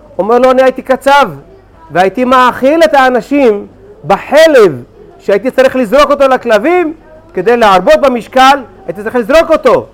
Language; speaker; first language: Hebrew; native; Hebrew